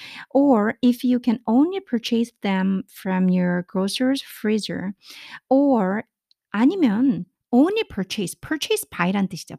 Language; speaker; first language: English; non-native, fluent; Korean